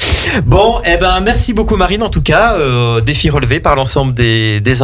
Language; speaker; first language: French; native; French